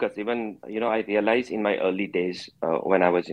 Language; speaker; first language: English; non-native, local second language; Hindi